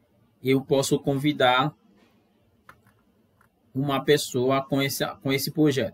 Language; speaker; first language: Portuguese; non-native, fluent; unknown